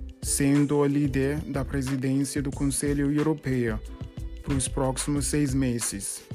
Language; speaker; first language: Portuguese; non-native, learner; English